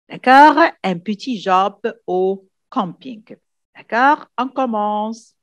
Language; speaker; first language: French; non-native, fluent; Arabic